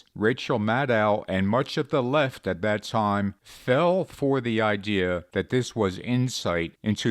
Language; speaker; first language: English; native; English